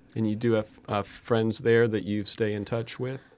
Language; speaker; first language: English; native; English